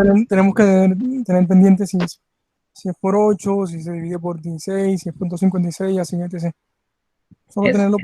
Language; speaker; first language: Spanish; native; Spanish